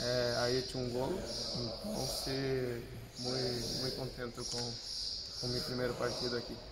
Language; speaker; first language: Spanish; non-native, fluent; Portuguese